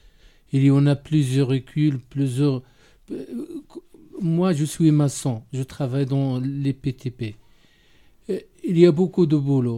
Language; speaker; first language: French; non-native, learner; Arabic